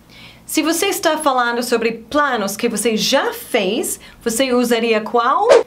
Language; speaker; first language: Portuguese; non-native, fluent; English